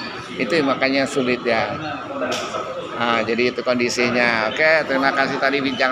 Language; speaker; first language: Indonesian; native; Indonesian